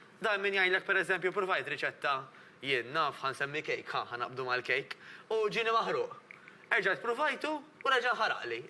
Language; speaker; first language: Maltese; native; Maltese